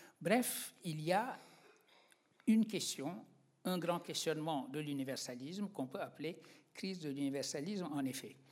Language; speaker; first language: French; non-native, local second language; Wolof